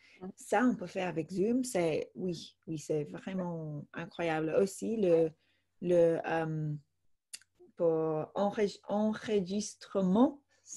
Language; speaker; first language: French; non-native, fluent; English